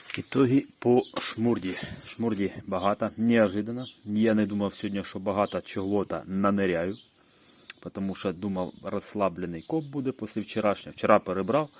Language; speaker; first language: Ukrainian; non-native, local second language; Russian